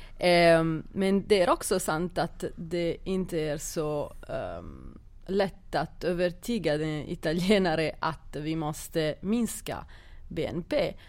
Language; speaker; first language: Swedish; non-native, fluent; Italian